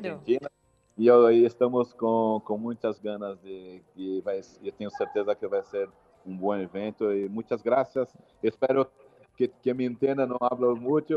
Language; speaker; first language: Spanish; non-native, learner; Portuguese